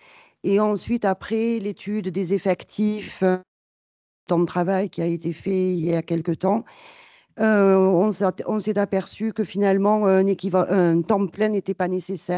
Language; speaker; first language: French; native; French